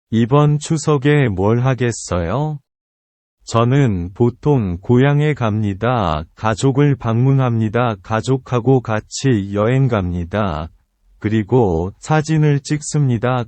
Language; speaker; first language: Korean; non-native, learner; Vietnamese